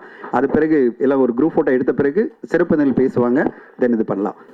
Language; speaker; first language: Tamil; native; Tamil